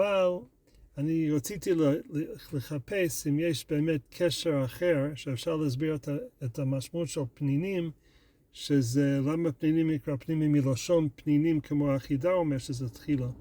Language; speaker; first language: Hebrew; non-native, fluent; English